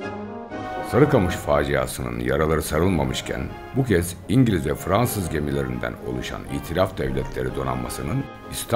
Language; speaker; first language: Turkish; native; Turkish